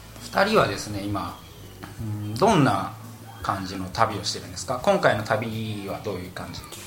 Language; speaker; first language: Japanese; native; Japanese